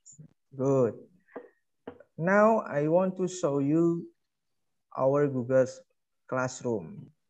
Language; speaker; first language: English; non-native, learner; Indonesian